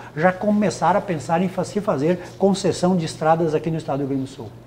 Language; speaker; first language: Portuguese; native; Portuguese